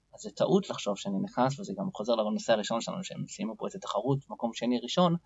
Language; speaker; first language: Hebrew; native; Hebrew